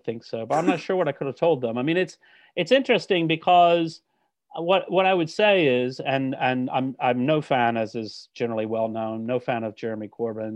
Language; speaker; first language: English; native; English